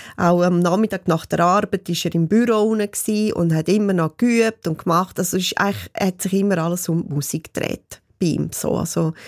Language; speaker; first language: German; non-native, local second language; Romansh